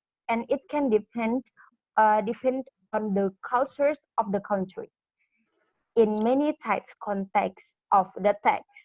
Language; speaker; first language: English; non-native, learner; Indonesian